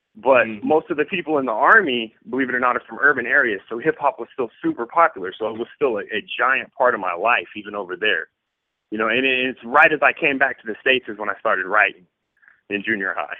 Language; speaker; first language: English; native; English